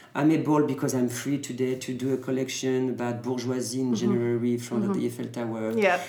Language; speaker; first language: English; early bilingual, other home language; French